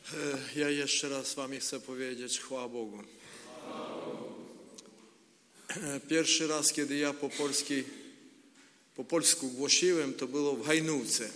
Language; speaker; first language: Polish; non-native, learner; Ukrainian